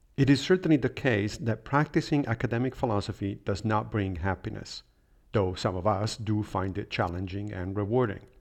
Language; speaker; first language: English; non-native, fluent; Italian